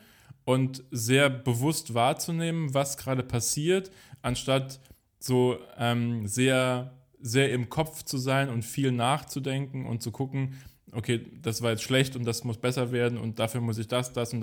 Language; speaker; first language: German; native; German